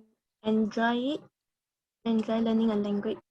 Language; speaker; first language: English; non-native, learner; Chinese